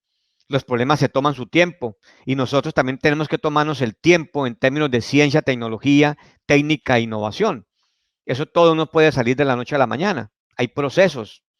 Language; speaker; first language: Spanish; native; Spanish